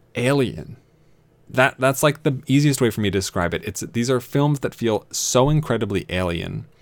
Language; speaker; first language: English; native; English